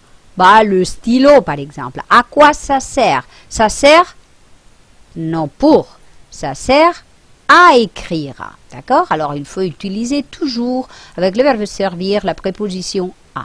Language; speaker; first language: French; non-native, fluent; Spanish